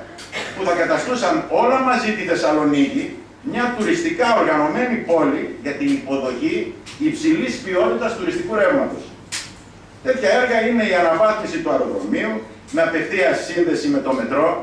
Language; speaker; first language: Greek; native; Greek